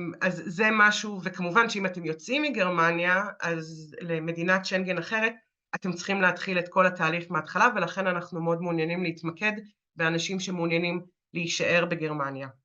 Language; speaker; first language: Hebrew; native; Hebrew